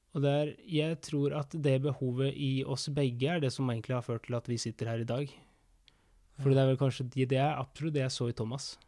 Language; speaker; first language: Norwegian; early bilingual, other home language; Spanish